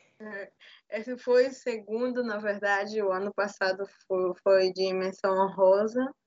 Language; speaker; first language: Portuguese; non-native, fluent; Spanish